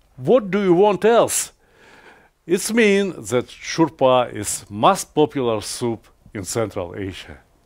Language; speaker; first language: English; non-native, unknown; Russian